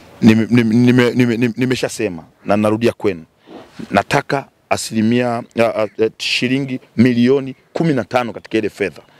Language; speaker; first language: Swahili; native; Swahili